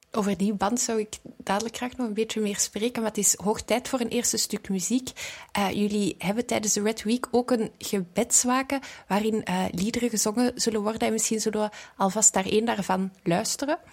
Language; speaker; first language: Dutch; native; Dutch